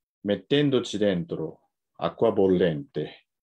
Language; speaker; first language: Italian; non-native, fluent; Japanese